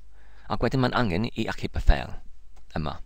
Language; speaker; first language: Welsh; non-native, learner; English